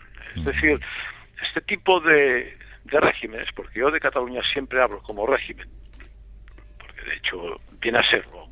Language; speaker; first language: Spanish; native; Spanish